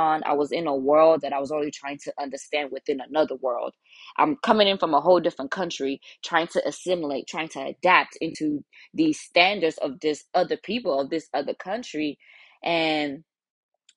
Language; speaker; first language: English; early bilingual, other home language; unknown